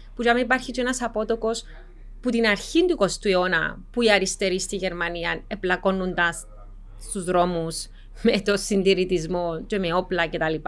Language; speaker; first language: Greek; native; Greek